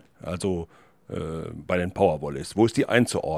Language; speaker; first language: German; native; German